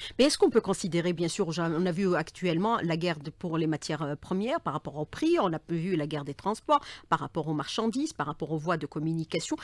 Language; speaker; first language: French; non-native, local second language; Arabic